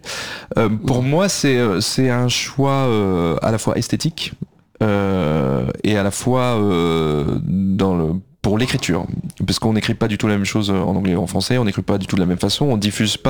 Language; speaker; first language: French; native; French